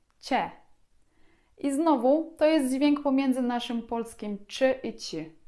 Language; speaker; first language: Polish; native; Polish